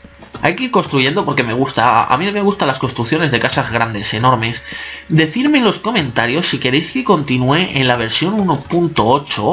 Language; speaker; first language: Spanish; native; Spanish